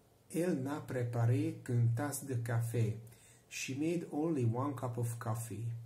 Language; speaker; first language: French; non-native, learner; Hungarian